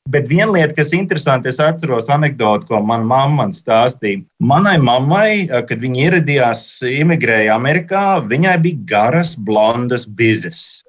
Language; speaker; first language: Latvian; early bilingual, heritage; Latvian